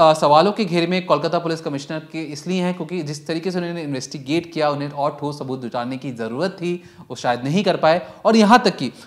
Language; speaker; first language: Hindi; native; Hindi